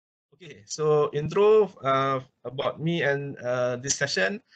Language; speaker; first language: English; non-native, local second language; Malay